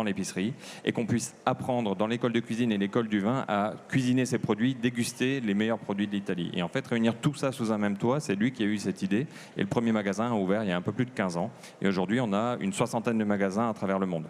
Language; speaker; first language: French; native; French